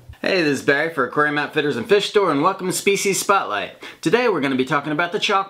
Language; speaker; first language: English; native; English